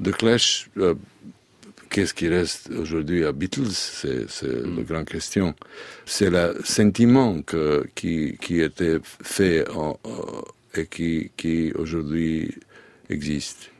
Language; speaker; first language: French; non-native, learner; Serbian